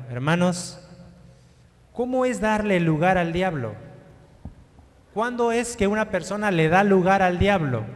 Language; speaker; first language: Spanish; native; Spanish